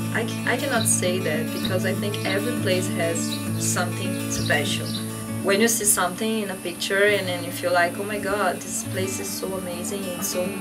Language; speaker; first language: English; non-native, fluent; Portuguese